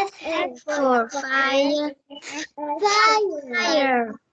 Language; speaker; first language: English; non-native, learner; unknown